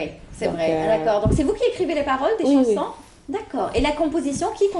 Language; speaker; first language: French; native; French